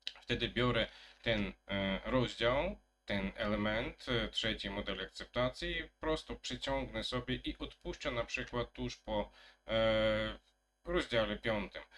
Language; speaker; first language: Polish; native; Polish